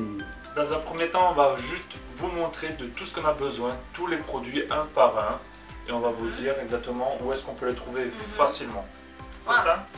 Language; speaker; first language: French; native; French